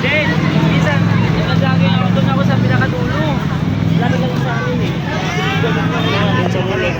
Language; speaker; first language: Filipino; non-native, local second language; Cebuano